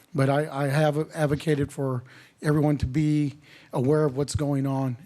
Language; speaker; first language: English; native; English